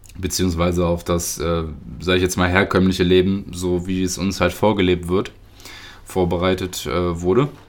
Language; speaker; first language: German; early bilingual, other home language; Russian